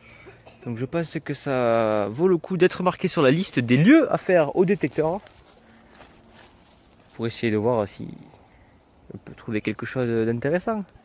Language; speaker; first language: French; native; French